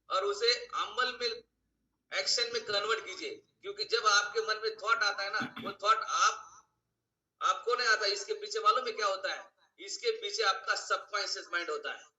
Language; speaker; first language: Hindi; non-native, local second language; Marathi